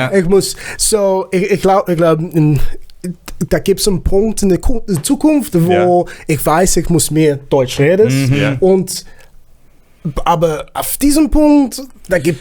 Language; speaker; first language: German; non-native, learner; Zulu